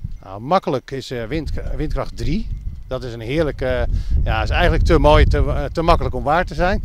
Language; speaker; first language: Dutch; native; Dutch